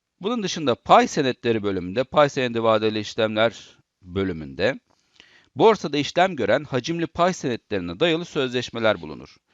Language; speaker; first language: Turkish; native; Turkish